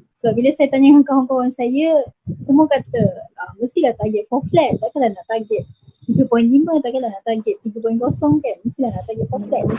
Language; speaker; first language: Malay; native; Malay